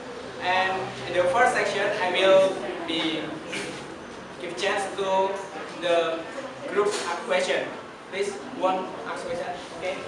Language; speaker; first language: English; non-native, learner; Indonesian